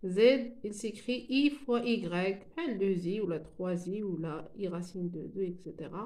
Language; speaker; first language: French; non-native, local second language; Arabic